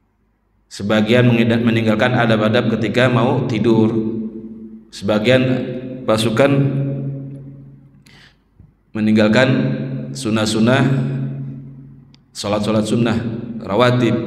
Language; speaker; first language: Indonesian; native; Indonesian